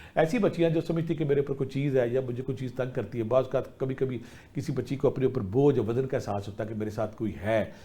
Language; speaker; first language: Urdu; non-native, local second language; Punjabi